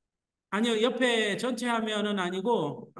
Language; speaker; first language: Korean; native; Korean